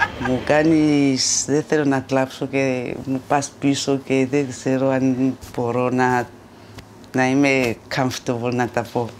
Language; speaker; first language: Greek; non-native, fluent; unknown